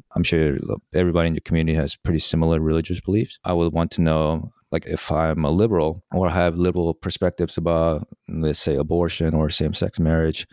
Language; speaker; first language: English; early bilingual, other home language; Korean